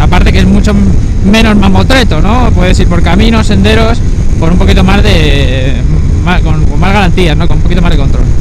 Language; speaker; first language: Spanish; native; Spanish